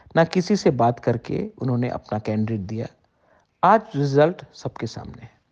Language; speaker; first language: Hindi; non-native, local second language; Kok Borok